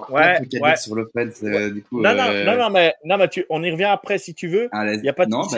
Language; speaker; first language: French; native; French